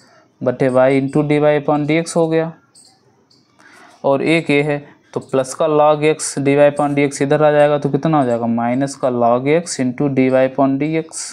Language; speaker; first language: Hindi; native; Hindi